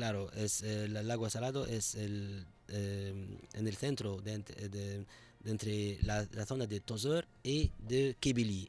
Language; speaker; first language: Spanish; non-native, fluent; Arabic